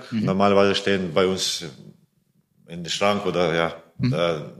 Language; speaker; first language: German; non-native, fluent; Latvian